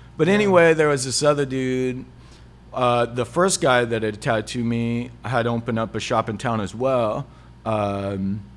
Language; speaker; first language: English; native; English